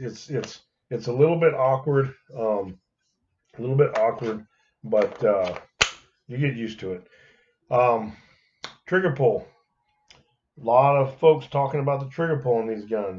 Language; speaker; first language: English; native; English